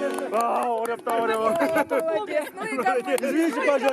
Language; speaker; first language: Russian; non-native, fluent; Korean